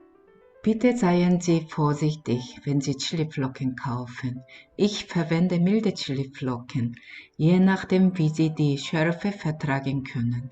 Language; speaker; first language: German; non-native, learner; Korean